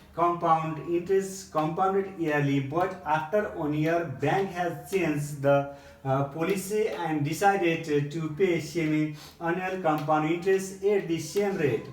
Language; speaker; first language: English; non-native, local second language; Nepali